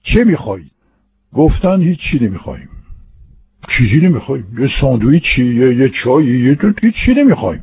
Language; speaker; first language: Persian; non-native, fluent; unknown